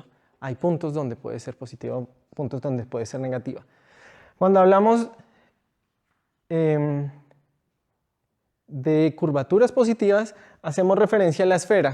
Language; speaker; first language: Spanish; native; Spanish